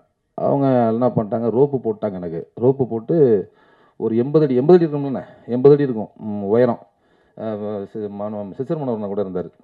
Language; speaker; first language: Tamil; native; Tamil